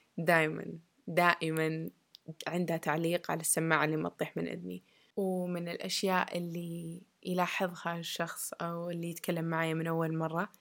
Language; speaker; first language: Arabic; early bilingual, heritage; Arabic